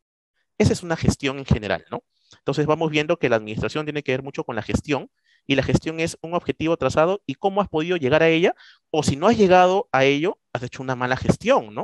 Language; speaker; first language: Spanish; native; Spanish